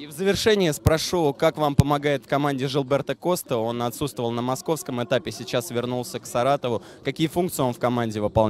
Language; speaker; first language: Russian; native; Russian